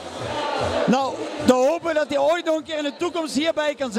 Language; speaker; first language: Dutch; native; Dutch